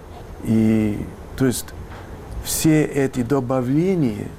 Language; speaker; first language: Russian; non-native, fluent; English